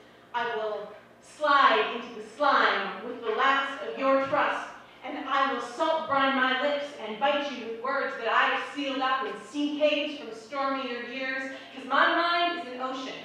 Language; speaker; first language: English; native; English